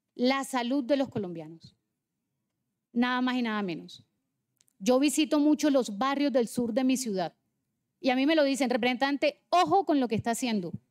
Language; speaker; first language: Spanish; native; Spanish